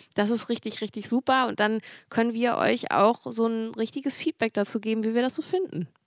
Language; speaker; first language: German; native; German